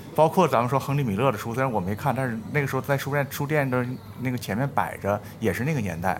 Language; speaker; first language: Chinese; native; Chinese